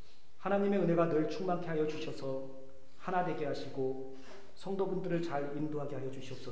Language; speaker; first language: Korean; native; Korean